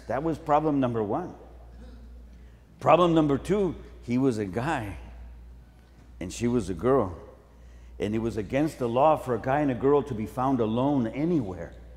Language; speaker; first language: English; early bilingual, other home language; Spanish